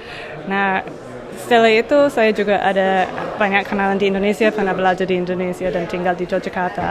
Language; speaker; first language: Indonesian; non-native, fluent; English